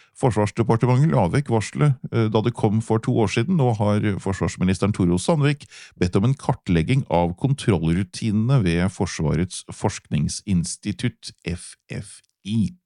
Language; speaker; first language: Norwegian; native; Norwegian